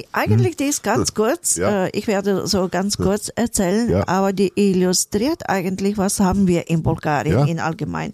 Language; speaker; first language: German; non-native, fluent; Bulgarian